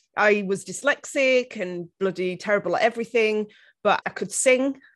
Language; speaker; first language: English; native; English